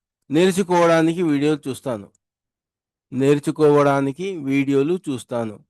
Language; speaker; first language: Telugu; non-native, local second language; Urdu